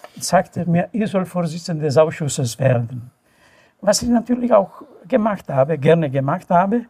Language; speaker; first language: German; non-native, fluent; Italian